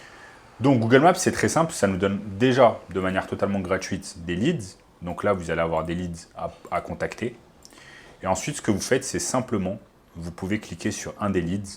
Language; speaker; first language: French; native; French